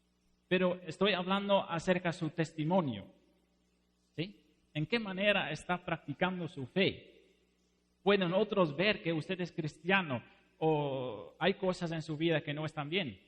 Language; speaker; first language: Spanish; non-native, fluent; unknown